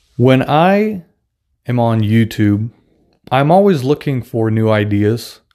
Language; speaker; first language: English; non-native, fluent; Russian